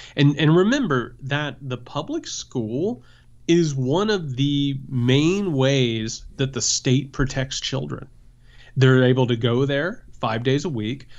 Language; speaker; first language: English; native; English